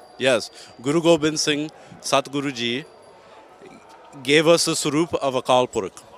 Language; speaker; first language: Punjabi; non-native, learner; English